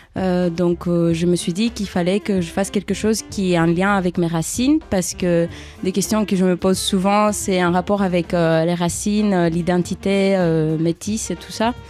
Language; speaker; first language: French; early bilingual, other home language; Greek